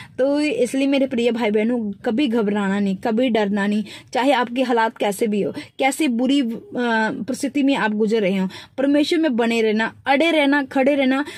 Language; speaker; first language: Hindi; non-native, local second language; Punjabi